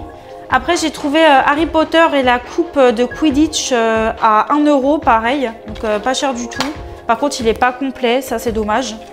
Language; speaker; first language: French; native; French